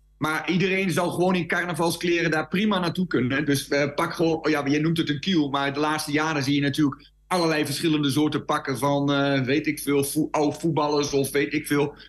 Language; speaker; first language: Dutch; native; Dutch